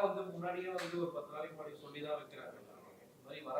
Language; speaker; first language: Tamil; native; Tamil